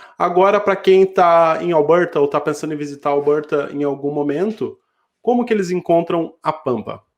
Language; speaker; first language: Portuguese; native; Portuguese